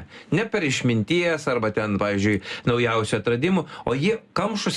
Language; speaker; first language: Lithuanian; native; Lithuanian